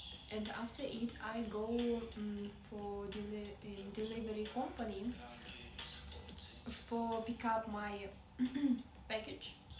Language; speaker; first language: English; non-native, learner; Russian